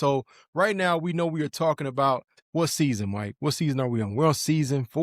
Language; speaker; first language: English; native; English